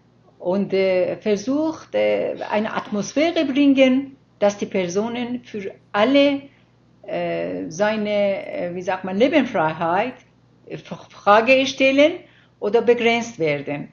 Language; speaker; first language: German; non-native, fluent; Persian